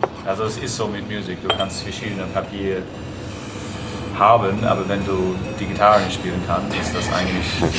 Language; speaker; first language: German; non-native, fluent; English